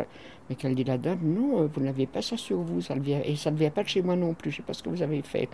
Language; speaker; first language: French; native; French